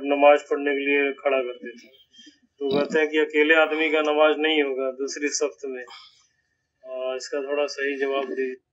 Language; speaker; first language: Hindi; native; Hindi